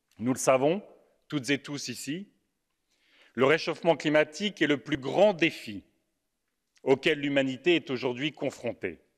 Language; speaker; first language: French; native; French